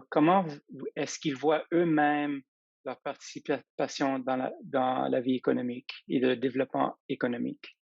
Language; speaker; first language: French; non-native, fluent; English